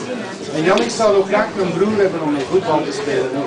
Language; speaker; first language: Dutch; non-native, local second language; French